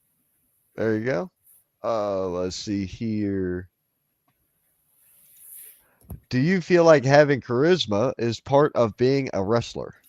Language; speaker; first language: English; native; English